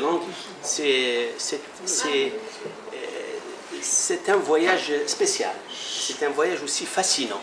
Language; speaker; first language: French; non-native, local second language; Arabic